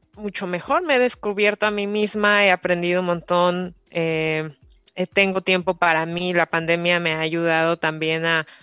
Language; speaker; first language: Spanish; native; Spanish